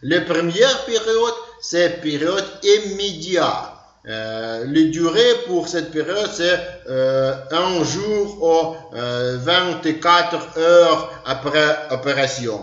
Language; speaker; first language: French; non-native, learner; Ukrainian